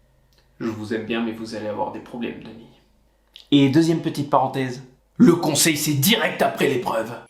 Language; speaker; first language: French; native; French